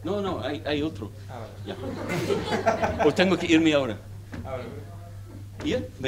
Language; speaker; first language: Spanish; non-native, learner; English